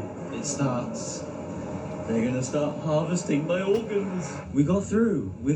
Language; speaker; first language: English; native; English